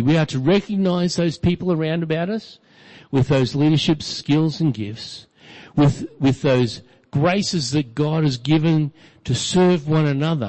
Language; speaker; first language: English; native; English